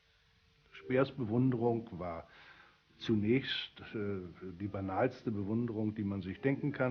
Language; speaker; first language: German; native; German